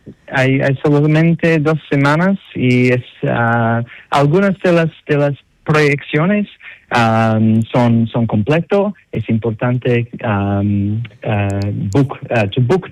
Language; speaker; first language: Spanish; non-native, learner; English